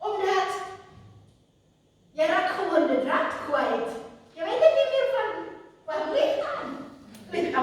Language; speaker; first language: Dutch; non-native, fluent; Indonesian